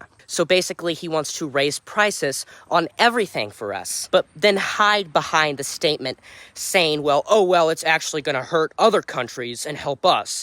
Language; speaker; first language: English; native; English